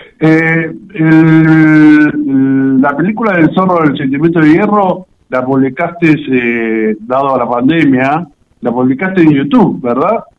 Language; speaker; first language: Spanish; native; Spanish